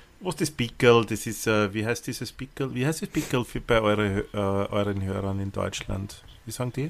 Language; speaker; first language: German; native; German